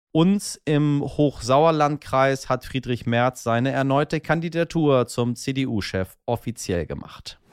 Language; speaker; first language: German; early bilingual, other home language; Persian